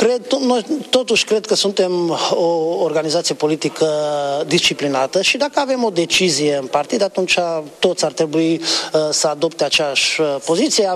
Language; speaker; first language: Romanian; non-native, local second language; Hungarian